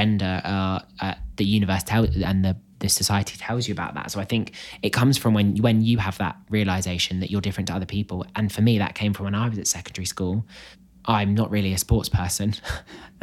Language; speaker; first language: English; native; English